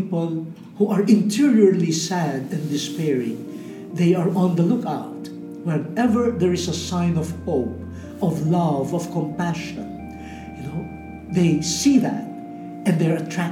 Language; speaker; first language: English; non-native, local second language; Filipino